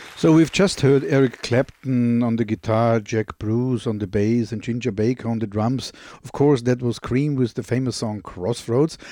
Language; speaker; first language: English; non-native, fluent; German